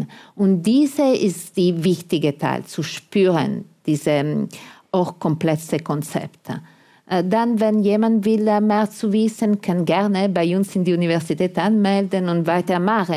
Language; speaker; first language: German; non-native, fluent; Italian